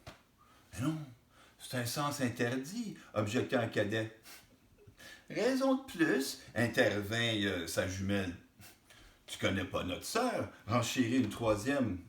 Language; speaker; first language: French; native; French